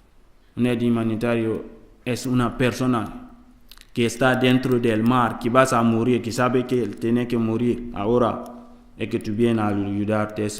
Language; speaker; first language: Spanish; non-native, learner; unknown